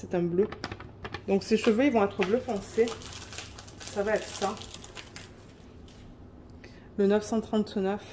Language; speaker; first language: French; native; French